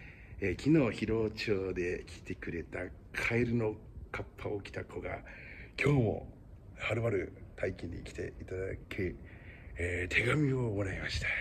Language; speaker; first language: Japanese; native; Japanese